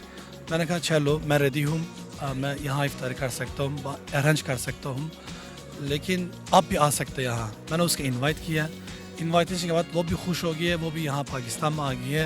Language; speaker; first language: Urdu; non-native, learner; Turkish